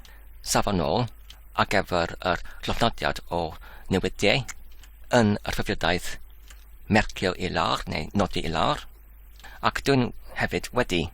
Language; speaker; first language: Welsh; non-native, learner; Polish